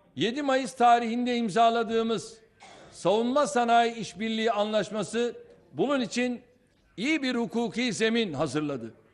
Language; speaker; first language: Turkish; native; Turkish